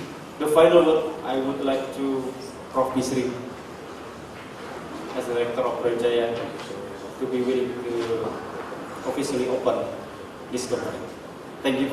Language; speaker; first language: English; non-native, learner; Indonesian